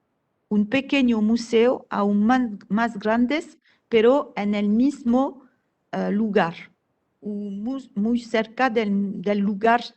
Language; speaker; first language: Spanish; non-native, fluent; French